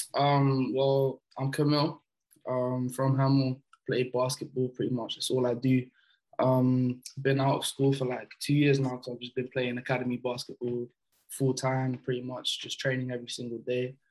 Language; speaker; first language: English; early bilingual, other home language; French